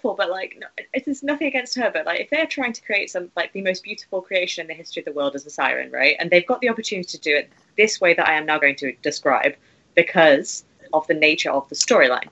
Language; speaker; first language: English; native; English